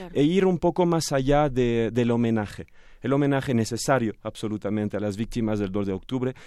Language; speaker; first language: Spanish; non-native, fluent; French